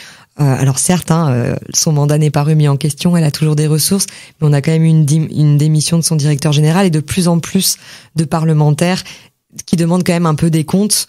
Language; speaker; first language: French; native; French